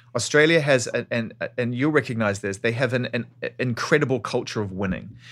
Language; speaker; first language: English; native; English